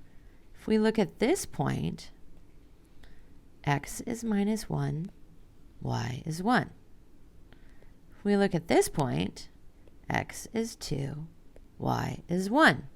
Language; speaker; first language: English; native; English